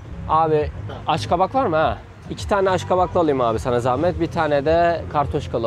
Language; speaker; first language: Turkish; native; Turkish